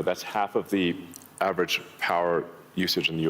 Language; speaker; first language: English; early bilingual, other home language; Afrikaans